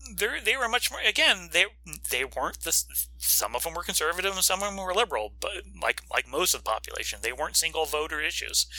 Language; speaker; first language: English; native; English